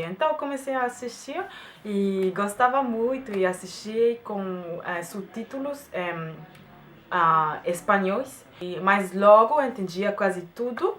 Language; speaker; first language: Portuguese; non-native, fluent; German